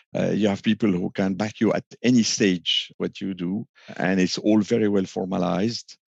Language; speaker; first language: English; non-native, fluent; French